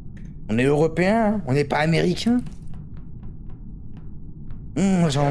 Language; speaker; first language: French; native; French